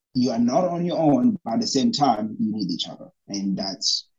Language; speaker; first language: English; non-native, local second language; Rundi